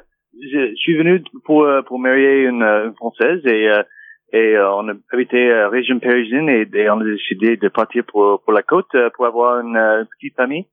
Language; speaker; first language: French; non-native, fluent; English